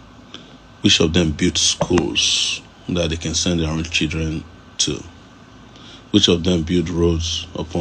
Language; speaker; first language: English; non-native, local second language; Yoruba